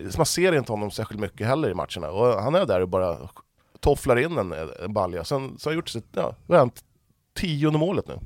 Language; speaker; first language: Swedish; native; Swedish